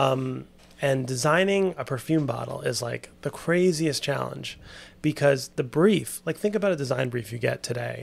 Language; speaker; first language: English; native; English